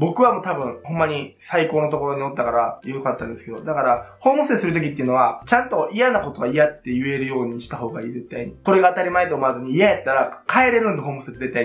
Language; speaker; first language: Japanese; native; Japanese